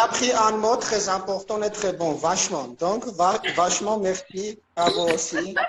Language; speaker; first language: French; non-native, fluent; Armenian